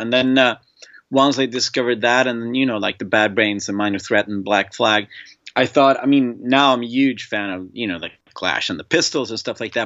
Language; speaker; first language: English; non-native, fluent; Swedish